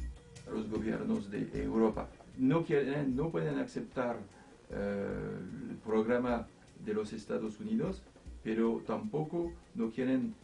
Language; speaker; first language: Spanish; non-native, fluent; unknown